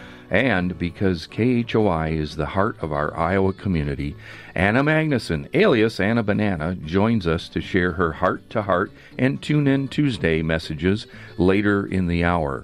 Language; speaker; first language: English; native; English